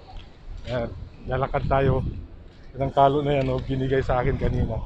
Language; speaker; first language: Filipino; non-native, local second language; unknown